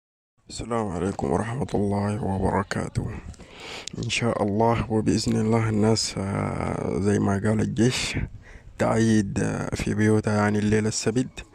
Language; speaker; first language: Arabic; native; Arabic